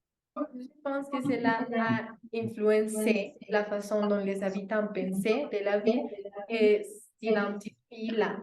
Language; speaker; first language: French; non-native, learner; Spanish